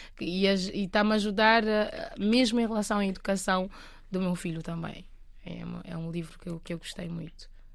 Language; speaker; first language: Portuguese; non-native, local second language; Kabuverdianu